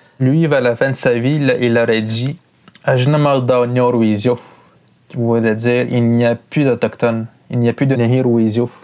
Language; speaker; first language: French; non-native, local second language; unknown